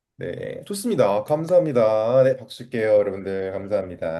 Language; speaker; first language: Korean; non-native, fluent; Cantonese